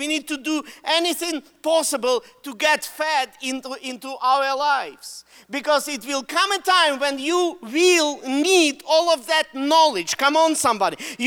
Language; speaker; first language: English; non-native, fluent; Russian